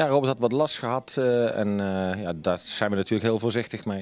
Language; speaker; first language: Dutch; native; Dutch